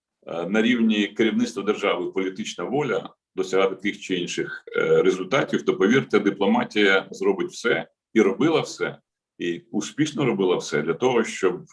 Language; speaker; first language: Ukrainian; native; Ukrainian